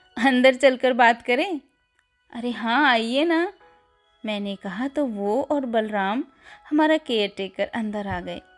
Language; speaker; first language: Hindi; native; Hindi